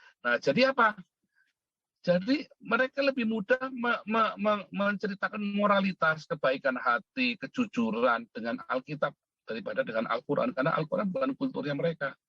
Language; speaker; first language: Indonesian; native; Indonesian